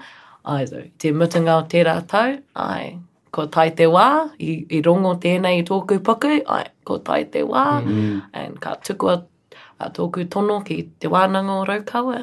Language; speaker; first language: Māori; non-native, learner; English